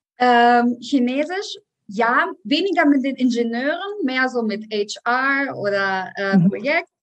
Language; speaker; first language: German; early bilingual, other home language; Russian